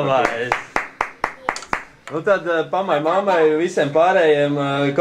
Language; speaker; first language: Latvian; native; Latvian